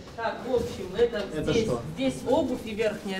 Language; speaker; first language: Russian; native; Russian